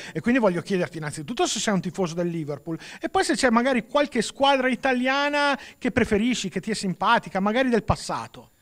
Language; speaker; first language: Italian; native; Italian